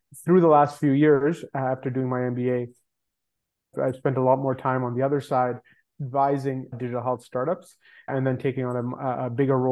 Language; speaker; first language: English; native; English